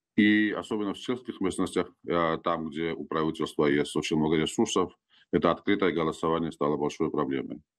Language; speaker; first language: Russian; non-native, local second language; Georgian